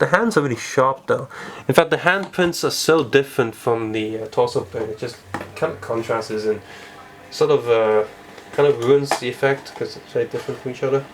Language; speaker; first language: English; native; English